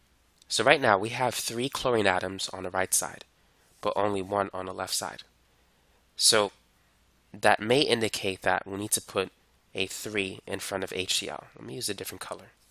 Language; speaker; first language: English; native; English